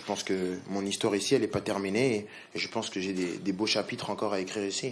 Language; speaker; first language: French; native; French